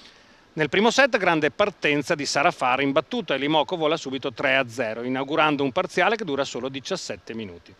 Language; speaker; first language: Italian; native; Italian